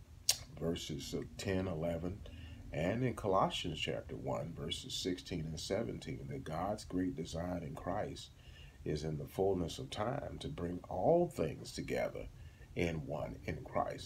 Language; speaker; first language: English; native; English